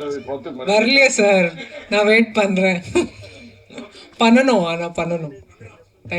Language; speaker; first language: Tamil; non-native, learner; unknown